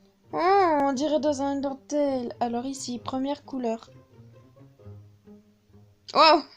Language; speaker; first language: French; native; French